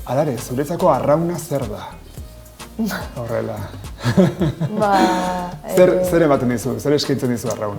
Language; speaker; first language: Basque; native; Basque